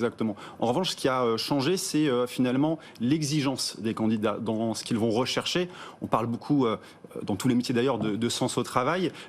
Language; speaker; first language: French; native; French